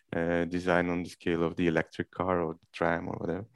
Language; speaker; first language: English; non-native, fluent; Dutch